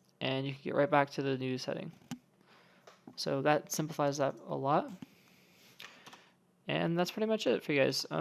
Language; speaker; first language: English; native; English